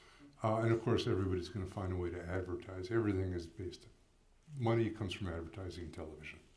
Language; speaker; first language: English; native; English